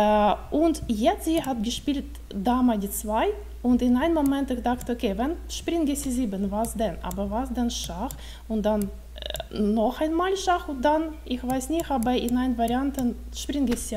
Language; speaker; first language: German; non-native, learner; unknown